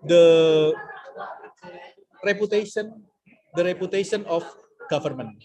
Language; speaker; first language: English; non-native, learner; Indonesian